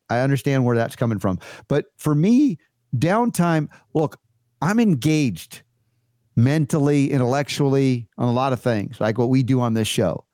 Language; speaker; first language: English; native; English